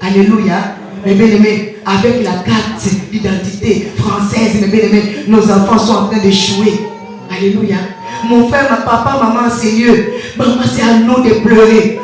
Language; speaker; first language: French; non-native, local second language; Lingala